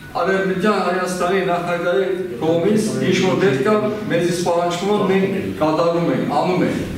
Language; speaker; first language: Armenian; non-native, fluent; Kurdish